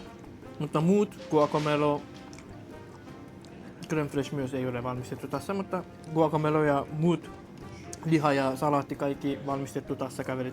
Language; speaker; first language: Finnish; non-native, learner; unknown